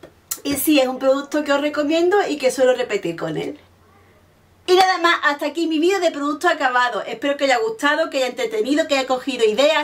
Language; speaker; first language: Spanish; native; Spanish